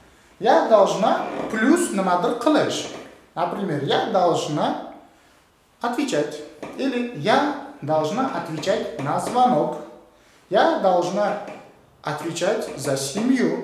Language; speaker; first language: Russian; non-native, local second language; Uzbek